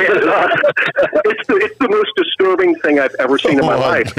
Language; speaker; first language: English; native; English